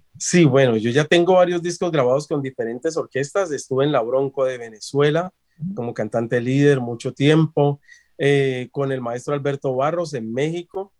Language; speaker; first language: Spanish; native; Spanish